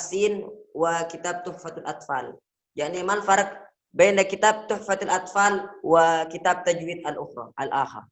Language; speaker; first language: Arabic; non-native, fluent; Indonesian